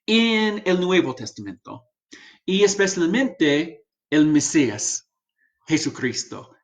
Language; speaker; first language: Spanish; non-native, fluent; English